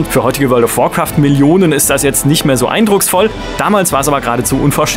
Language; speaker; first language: German; native; German